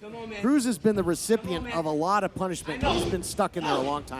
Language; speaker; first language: English; native; English